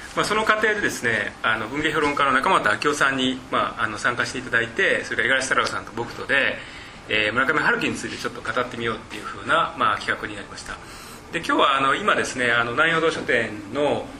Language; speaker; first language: Japanese; native; Japanese